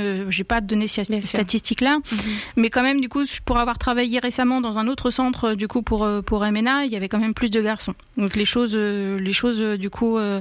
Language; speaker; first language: French; native; French